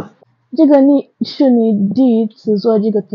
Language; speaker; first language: Chinese; non-native, learner; English